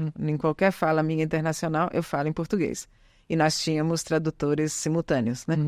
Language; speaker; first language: Portuguese; early bilingual, other home language; Italian